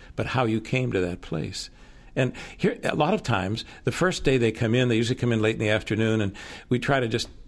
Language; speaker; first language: English; native; English